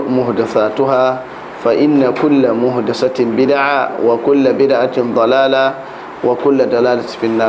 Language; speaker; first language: Arabic; non-native, fluent; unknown